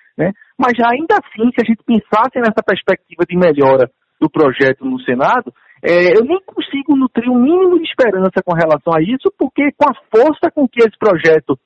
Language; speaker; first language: Portuguese; native; Portuguese